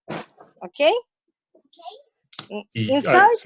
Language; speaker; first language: English; non-native, learner; Russian